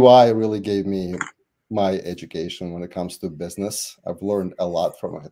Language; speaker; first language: English; non-native, fluent; Russian